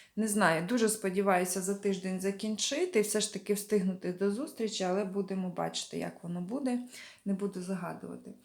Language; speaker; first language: Ukrainian; non-native, local second language; Russian